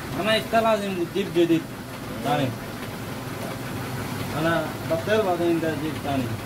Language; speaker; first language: Arabic; non-native, learner; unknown